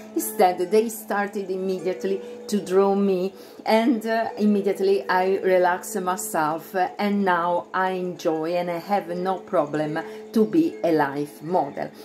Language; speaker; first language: English; non-native, fluent; Italian